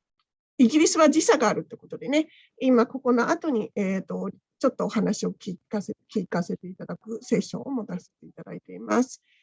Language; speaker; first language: Japanese; native; Japanese